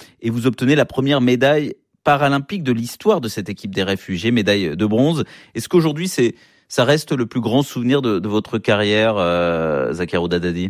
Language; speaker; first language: French; native; French